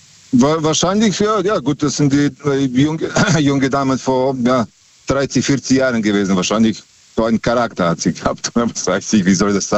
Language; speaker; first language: German; non-native, fluent; Serbian